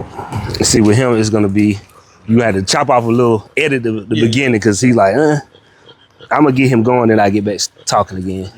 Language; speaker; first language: English; native; English